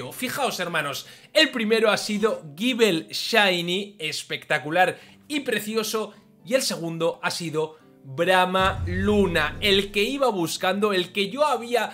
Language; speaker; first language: Spanish; native; Spanish